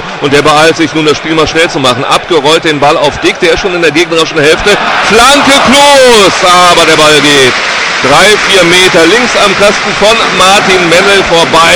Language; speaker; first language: German; native; German